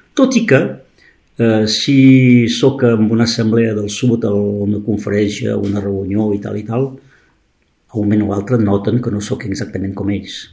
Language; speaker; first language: Catalan; native; Catalan